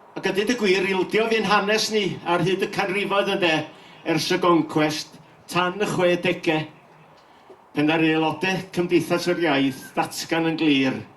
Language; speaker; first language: Welsh; native; Welsh